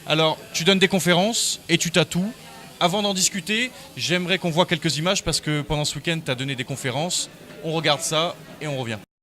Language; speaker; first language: French; native; French